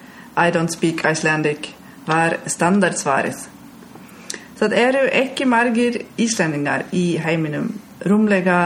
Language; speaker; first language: Icelandic; non-native, learner; German